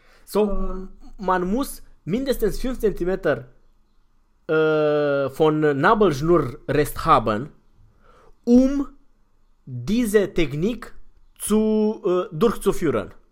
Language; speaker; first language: German; non-native, fluent; Romanian